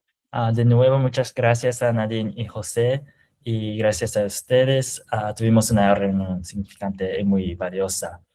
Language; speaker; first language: Spanish; non-native, fluent; Japanese